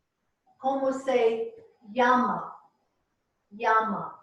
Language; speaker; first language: Spanish; non-native, fluent; English